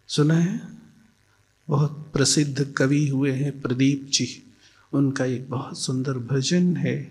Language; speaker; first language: Hindi; native; Hindi